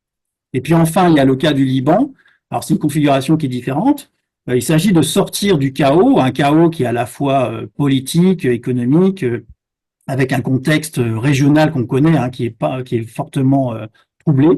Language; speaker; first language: French; native; French